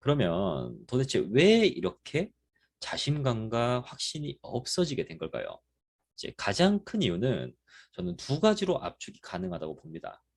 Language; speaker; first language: Korean; native; Korean